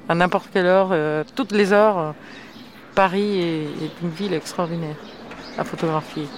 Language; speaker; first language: French; non-native, fluent; Spanish